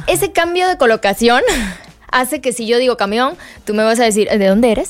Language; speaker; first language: Spanish; native; Spanish